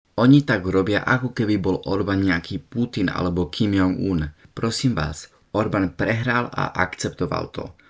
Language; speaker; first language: Slovak; early bilingual, heritage; Slovak